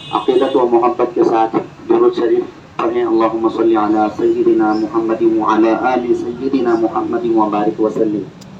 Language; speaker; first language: Urdu; native; Urdu